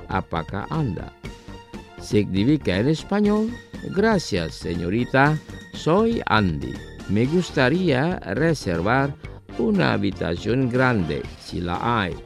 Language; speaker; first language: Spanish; non-native, fluent; Indonesian